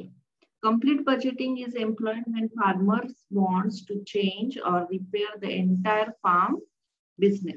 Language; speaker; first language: English; non-native, local second language; Marathi